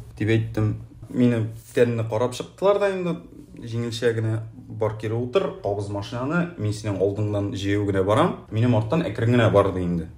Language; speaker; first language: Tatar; native; Tatar